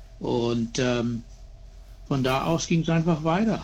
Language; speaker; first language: German; early bilingual, heritage; German